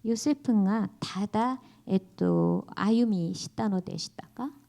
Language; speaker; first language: Japanese; non-native, learner; Korean